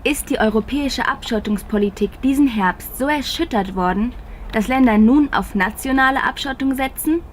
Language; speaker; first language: German; native; German